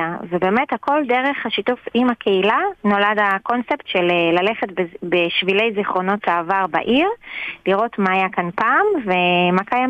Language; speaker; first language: Hebrew; native; Hebrew